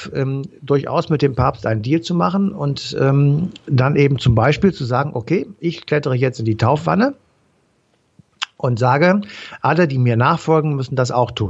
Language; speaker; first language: German; native; German